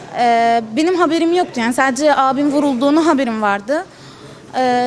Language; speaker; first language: Turkish; non-native, fluent; Arabic